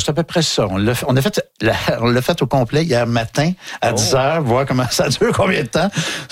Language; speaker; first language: French; native; French